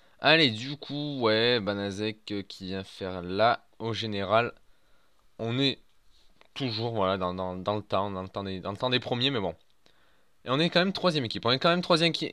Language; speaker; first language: French; native; French